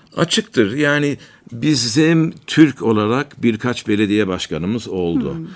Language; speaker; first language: Turkish; native; Turkish